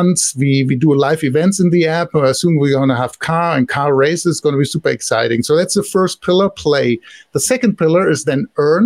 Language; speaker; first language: English; non-native, fluent; German